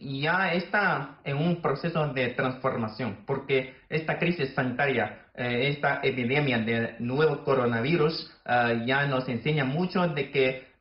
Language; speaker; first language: Spanish; non-native, fluent; Chinese